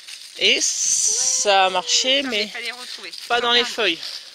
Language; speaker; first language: French; native; French